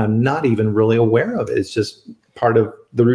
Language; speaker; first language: English; native; English